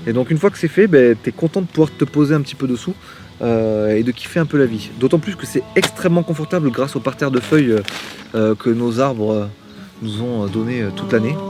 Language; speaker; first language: French; native; French